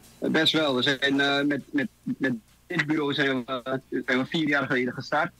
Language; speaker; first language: Dutch; native; Dutch